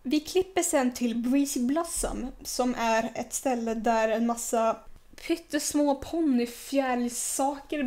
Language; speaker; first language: Swedish; native; Swedish